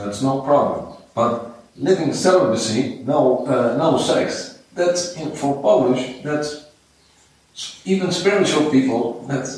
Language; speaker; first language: English; non-native, fluent; Dutch